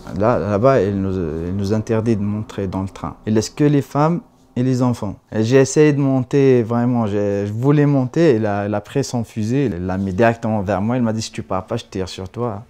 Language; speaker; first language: French; non-native, local second language; Arabic